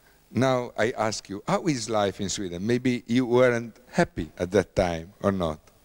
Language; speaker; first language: English; non-native, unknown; Italian